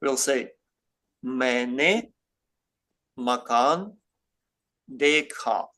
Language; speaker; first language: Hindi; non-native, fluent; Ukrainian